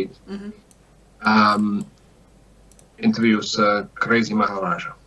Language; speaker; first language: Russian; non-native, learner; English